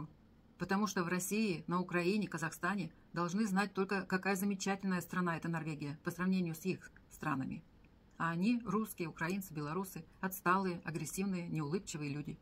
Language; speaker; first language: Russian; native; Russian